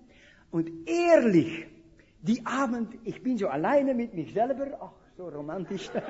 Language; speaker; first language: German; non-native, fluent; Dutch